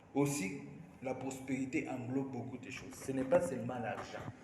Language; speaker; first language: French; non-native, local second language; Swahili